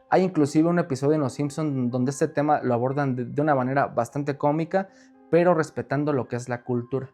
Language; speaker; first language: Spanish; native; Spanish